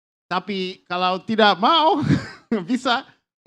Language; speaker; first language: Indonesian; non-native, learner; English